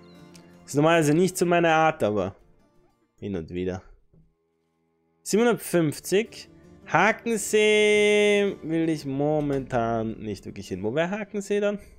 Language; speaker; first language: German; native; German